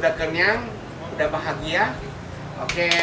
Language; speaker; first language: Indonesian; non-native, fluent; Japanese